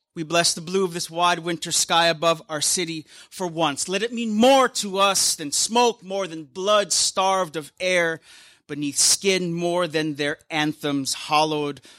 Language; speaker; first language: English; native; English